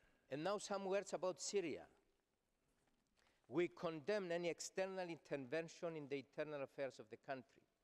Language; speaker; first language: English; non-native, fluent; Greek